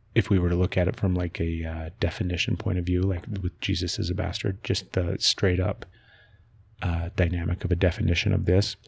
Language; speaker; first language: English; native; English